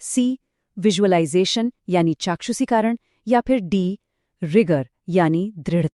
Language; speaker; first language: Hindi; native; Hindi